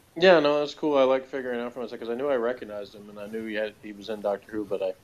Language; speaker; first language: English; native; English